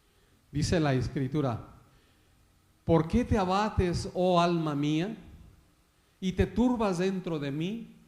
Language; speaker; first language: Spanish; native; Spanish